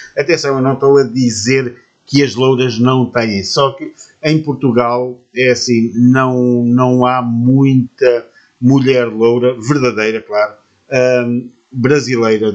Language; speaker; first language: Portuguese; native; Portuguese